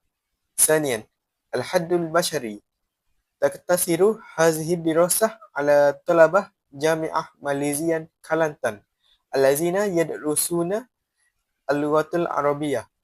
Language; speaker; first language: Arabic; non-native, learner; Malay